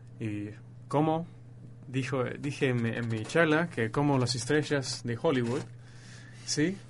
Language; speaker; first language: Spanish; non-native, fluent; English